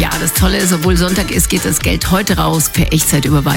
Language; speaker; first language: German; native; German